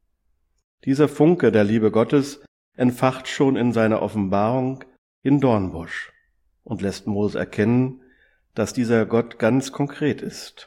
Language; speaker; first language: German; native; German